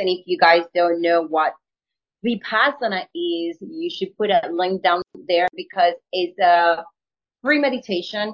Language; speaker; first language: English; non-native, fluent; Spanish